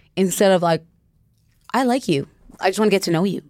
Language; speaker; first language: English; non-native, fluent; French